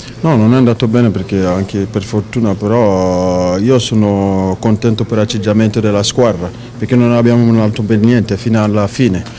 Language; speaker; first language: Italian; non-native, learner; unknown